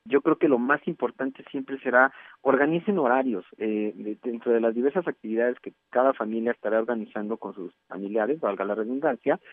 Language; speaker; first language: Spanish; native; Spanish